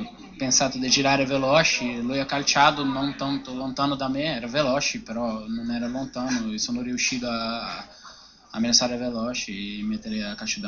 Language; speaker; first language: Italian; non-native, fluent; Portuguese